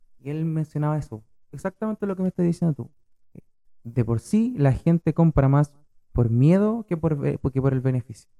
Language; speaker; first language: Spanish; native; Spanish